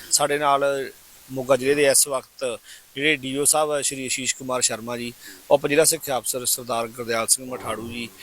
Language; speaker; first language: Punjabi; native; Punjabi